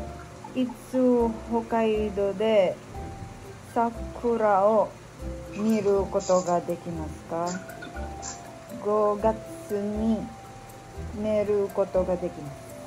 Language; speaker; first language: Japanese; non-native, learner; Filipino